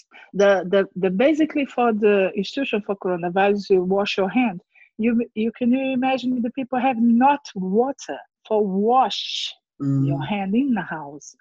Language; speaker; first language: English; non-native, learner; Portuguese